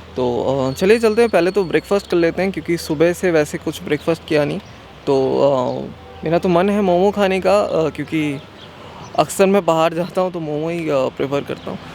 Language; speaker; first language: Hindi; non-native, local second language; Bangla